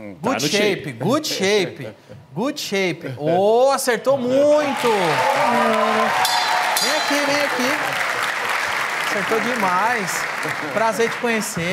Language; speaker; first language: Portuguese; native; Portuguese